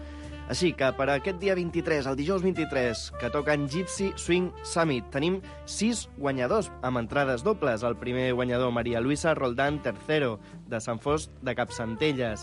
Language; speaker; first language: Catalan; native; Catalan